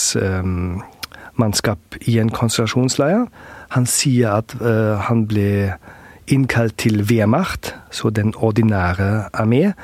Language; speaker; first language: Norwegian; early bilingual, heritage; German